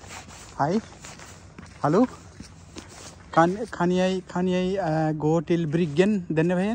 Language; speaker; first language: Norwegian; non-native, learner; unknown